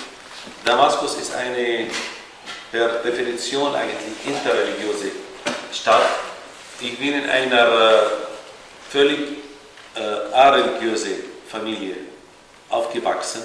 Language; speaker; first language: German; non-native, fluent; Arabic